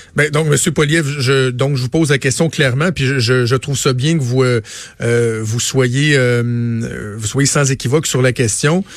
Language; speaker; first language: French; native; French